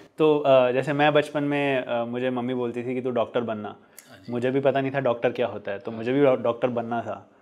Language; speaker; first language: Hindi; native; Hindi